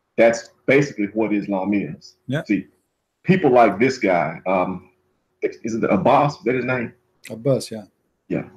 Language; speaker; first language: English; native; English